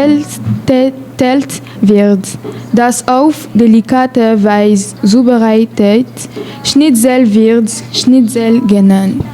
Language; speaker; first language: German; non-native, learner; French